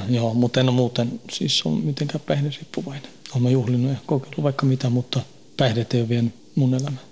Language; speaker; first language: Finnish; early bilingual, heritage; Finnish